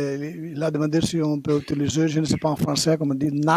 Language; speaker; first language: French; non-native, learner; Portuguese